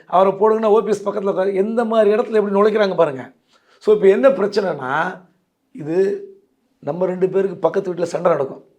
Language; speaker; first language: Tamil; native; Tamil